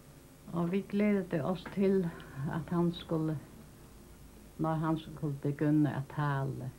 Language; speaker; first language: Danish; non-native, local second language; Faroese